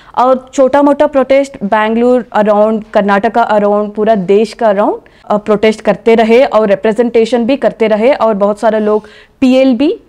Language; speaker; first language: Hindi; non-native, local second language; Kannada